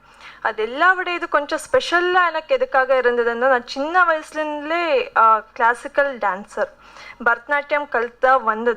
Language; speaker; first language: Tamil; non-native, learner; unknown